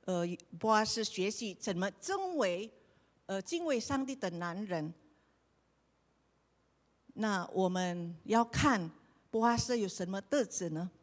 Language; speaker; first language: Chinese; non-native, learner; Indonesian